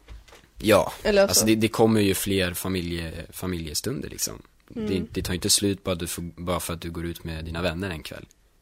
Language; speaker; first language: Swedish; native; Swedish